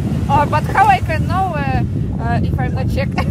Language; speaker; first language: English; non-native, learner; Russian